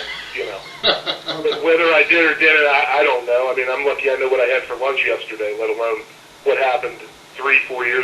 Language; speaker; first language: English; native; English